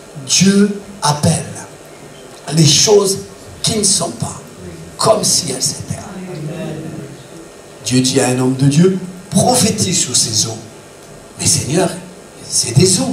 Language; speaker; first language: French; native; French